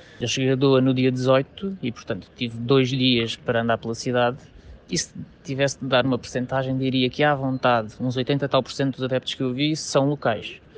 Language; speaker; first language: Portuguese; native; Portuguese